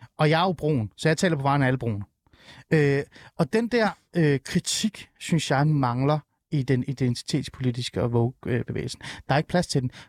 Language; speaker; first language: Danish; early bilingual, other home language; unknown